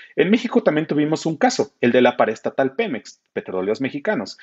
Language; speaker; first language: Spanish; native; Spanish